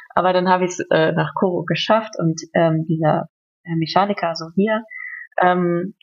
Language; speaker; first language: German; native; German